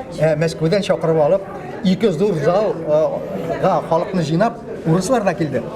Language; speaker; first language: Tatar; native; Tatar